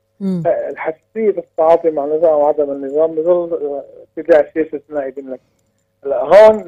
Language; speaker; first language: Arabic; native; Arabic